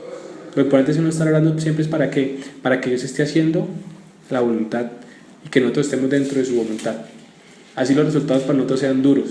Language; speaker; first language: Spanish; native; Spanish